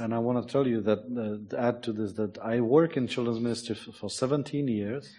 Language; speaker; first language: English; non-native, fluent; Czech